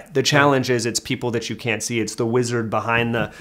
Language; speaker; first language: English; native; English